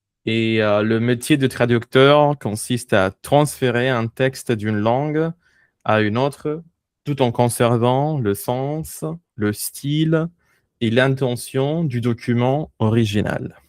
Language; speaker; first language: French; non-native, fluent; Spanish